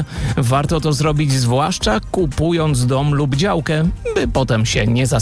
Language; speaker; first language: Polish; native; Polish